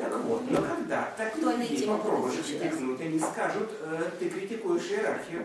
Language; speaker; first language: Russian; native; Russian